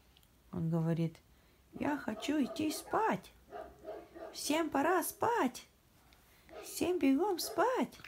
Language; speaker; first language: Russian; native; Russian